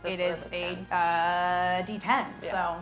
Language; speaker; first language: English; native; English